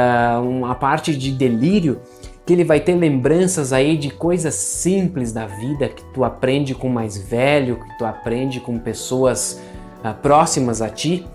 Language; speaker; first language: Portuguese; native; Portuguese